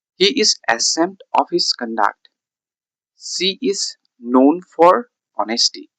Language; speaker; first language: English; non-native, local second language; Assamese